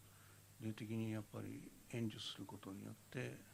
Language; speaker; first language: Japanese; native; Japanese